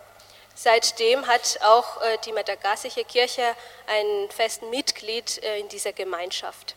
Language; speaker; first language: German; non-native, fluent; Malagasy